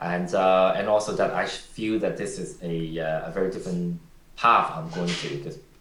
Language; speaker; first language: English; non-native, local second language; Cantonese